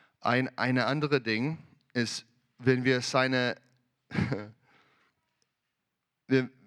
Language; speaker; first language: German; non-native, learner; English